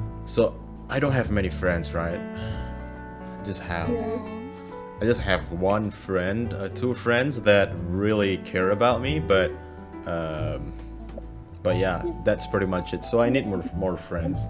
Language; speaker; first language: English; non-native, fluent; Indonesian